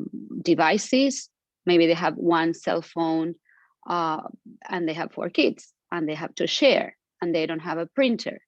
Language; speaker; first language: English; non-native, fluent; Spanish